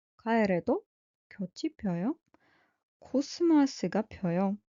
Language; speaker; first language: Korean; non-native, fluent; Russian